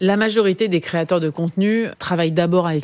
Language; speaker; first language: French; native; French